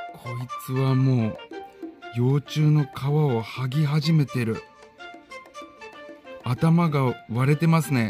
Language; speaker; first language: Japanese; native; Japanese